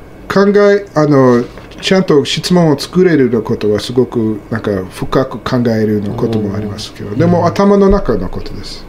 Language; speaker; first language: Japanese; non-native, learner; English